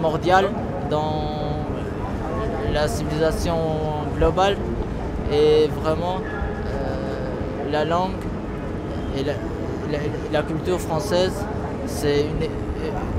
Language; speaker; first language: French; non-native, fluent; Albanian